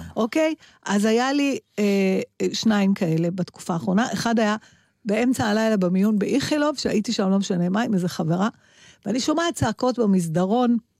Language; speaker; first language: Hebrew; native; Hebrew